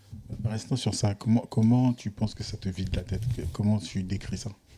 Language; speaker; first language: French; native; French